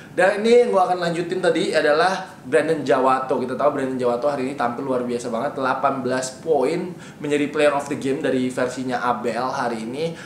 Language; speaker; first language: Indonesian; native; Indonesian